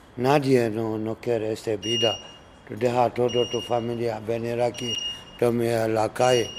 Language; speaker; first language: Spanish; non-native, learner; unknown